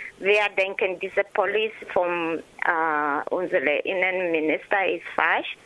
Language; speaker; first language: German; non-native, learner; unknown